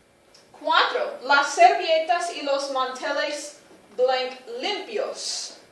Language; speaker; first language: Spanish; non-native, fluent; English